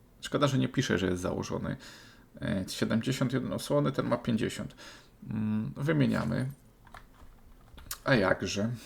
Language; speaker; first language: Polish; native; Polish